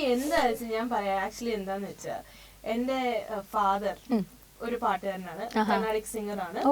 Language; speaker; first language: Malayalam; early bilingual, heritage; Malayalam